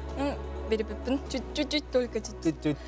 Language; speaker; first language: Russian; non-native, learner; Japanese